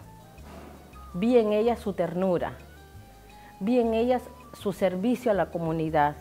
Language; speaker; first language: Spanish; native; Spanish